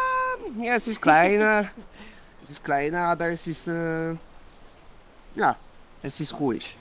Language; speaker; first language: German; non-native, learner; French